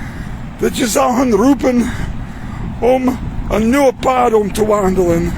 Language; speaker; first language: Dutch; non-native, fluent; English